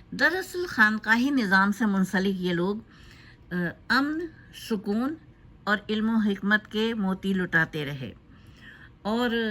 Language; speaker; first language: Urdu; native; Urdu